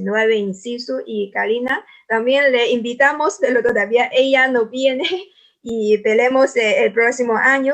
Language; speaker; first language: Spanish; non-native, fluent; Chinese